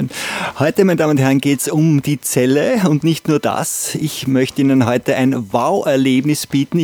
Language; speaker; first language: German; native; German